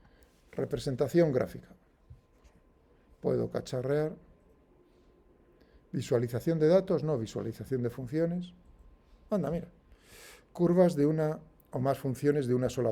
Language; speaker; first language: Spanish; native; Spanish